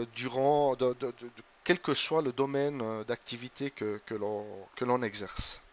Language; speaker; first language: French; native; French